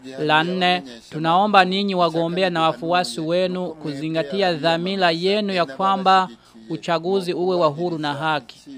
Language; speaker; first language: Swahili; non-native, local second language; Rundi